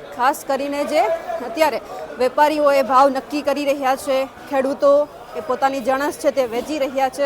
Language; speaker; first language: Gujarati; native; Gujarati